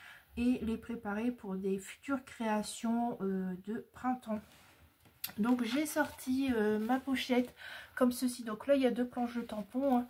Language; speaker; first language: French; native; French